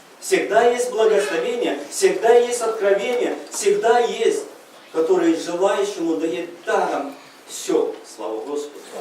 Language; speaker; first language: Russian; non-native, local second language; Uzbek